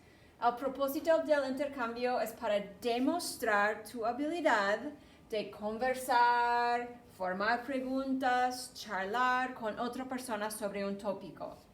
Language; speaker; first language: Spanish; non-native, fluent; English